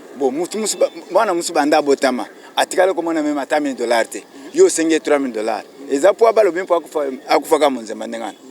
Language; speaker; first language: Lingala; non-native, local second language; Luba-Lulua